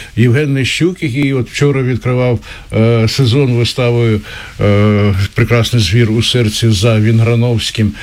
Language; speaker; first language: Ukrainian; native; Ukrainian